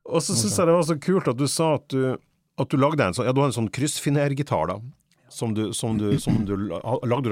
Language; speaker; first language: Norwegian; native; Norwegian